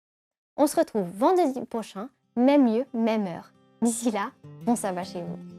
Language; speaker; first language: French; native; French